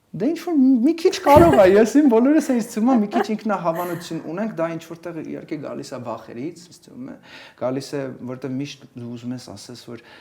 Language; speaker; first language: Armenian; early bilingual, heritage; Armenian